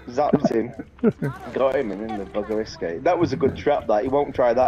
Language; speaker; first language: English; native; English